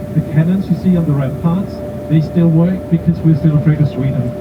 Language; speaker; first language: English; non-native, fluent; Danish